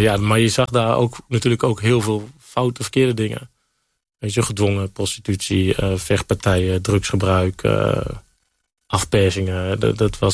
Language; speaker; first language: Dutch; native; Dutch